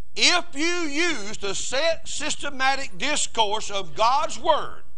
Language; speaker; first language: English; native; English